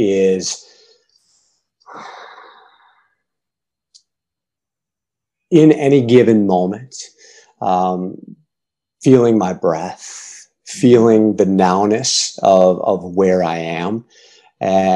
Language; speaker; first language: English; native; English